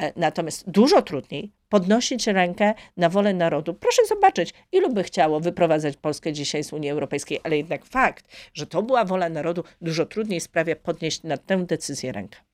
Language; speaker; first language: Polish; native; Polish